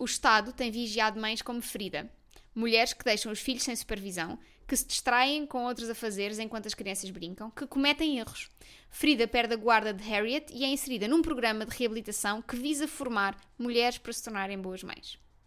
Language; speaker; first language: Portuguese; native; Portuguese